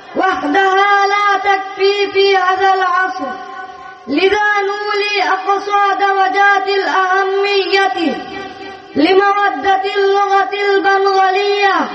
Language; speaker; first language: Arabic; non-native, learner; Bangla